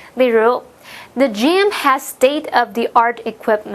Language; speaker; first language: English; non-native, fluent; Chinese